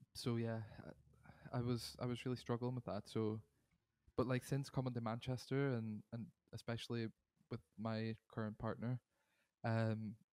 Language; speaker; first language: English; native; English